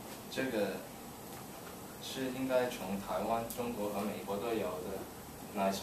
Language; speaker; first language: Chinese; non-native, learner; English